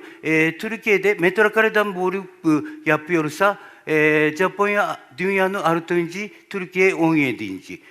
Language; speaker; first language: Turkish; non-native, learner; Japanese